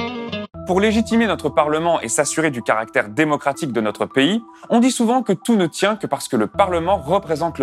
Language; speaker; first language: French; native; French